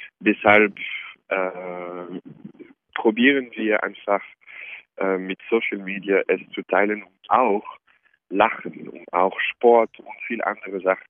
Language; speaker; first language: German; non-native, fluent; French